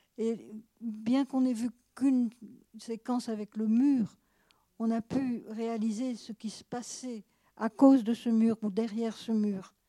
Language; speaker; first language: French; native; French